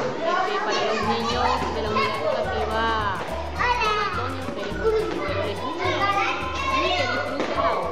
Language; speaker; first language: Spanish; native; Spanish